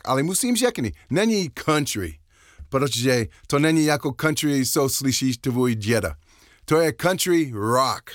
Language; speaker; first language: Czech; non-native, learner; English